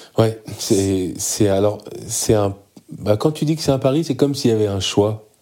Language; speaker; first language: French; early bilingual, other home language; Arabic